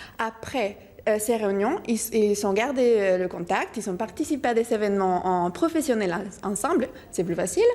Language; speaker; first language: French; non-native, fluent; Spanish